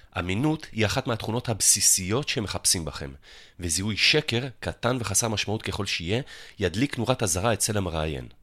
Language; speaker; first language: Hebrew; native; Hebrew